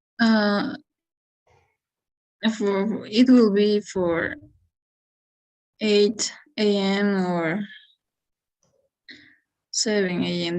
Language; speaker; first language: English; non-native, learner; Spanish